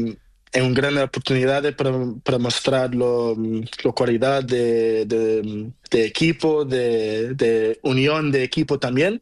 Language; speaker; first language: Spanish; non-native, learner; Portuguese